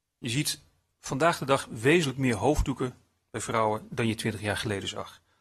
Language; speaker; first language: Dutch; native; Dutch